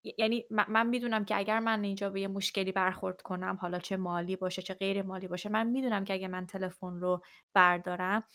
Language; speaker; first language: Persian; native; Persian